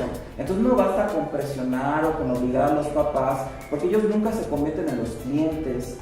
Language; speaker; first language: Spanish; native; Spanish